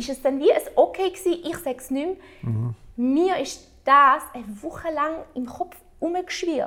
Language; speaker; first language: German; early bilingual, other home language; Albanian